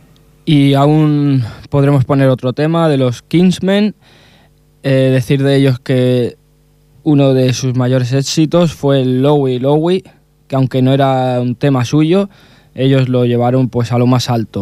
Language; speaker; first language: Spanish; native; Spanish